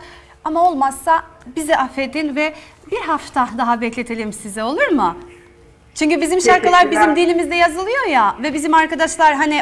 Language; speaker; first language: Turkish; non-native, fluent; Albanian